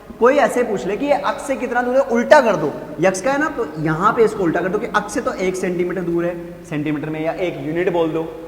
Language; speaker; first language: Hindi; native; Hindi